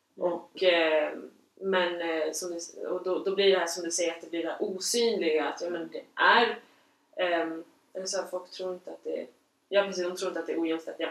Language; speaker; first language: Swedish; native; Swedish